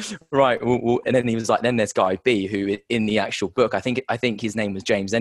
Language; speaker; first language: English; native; English